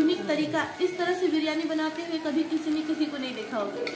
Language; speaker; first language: Hindi; native; Hindi